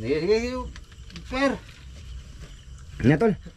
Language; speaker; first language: Filipino; non-native, local second language; Cebuano